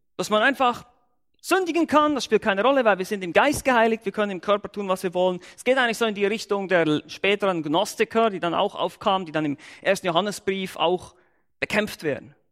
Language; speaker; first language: German; native; German